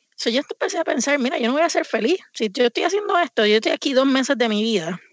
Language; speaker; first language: Spanish; native; Spanish